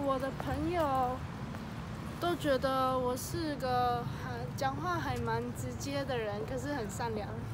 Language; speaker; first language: Chinese; early bilingual, other home language; Spanish